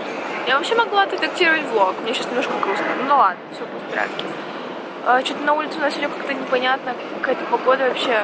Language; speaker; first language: Russian; native; Russian